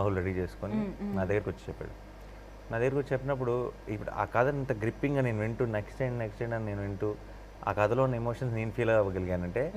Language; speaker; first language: Telugu; native; Telugu